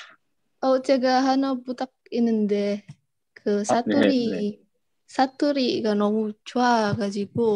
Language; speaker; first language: Korean; non-native, learner; Indonesian